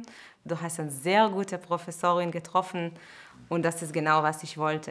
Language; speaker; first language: German; non-native, fluent; Hebrew